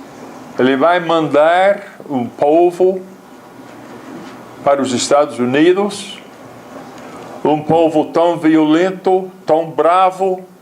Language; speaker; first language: Portuguese; non-native, fluent; English